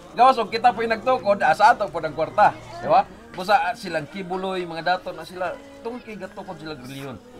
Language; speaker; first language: Cebuano; native; Cebuano